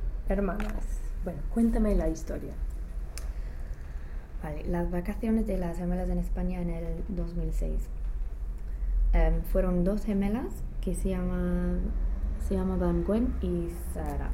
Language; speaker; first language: Spanish; non-native, fluent; English